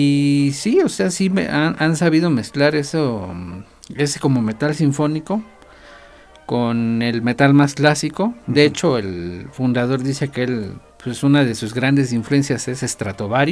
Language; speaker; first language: Spanish; native; Spanish